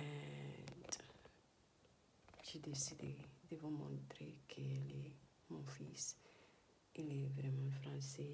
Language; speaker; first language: French; non-native, learner; Dutch